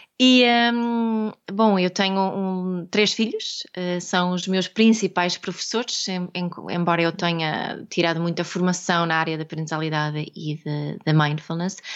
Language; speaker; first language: Portuguese; non-native, fluent; Swedish